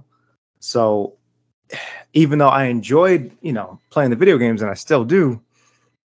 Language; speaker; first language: English; native; English